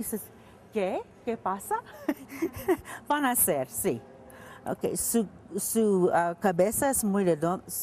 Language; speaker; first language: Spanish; non-native, learner; English